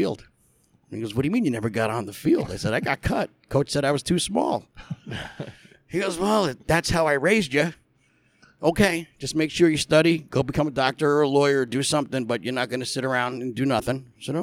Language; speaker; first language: English; native; English